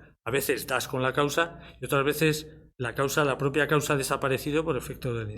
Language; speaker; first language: Spanish; native; Spanish